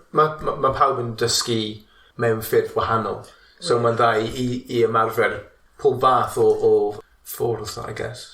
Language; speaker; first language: Welsh; non-native, local second language; English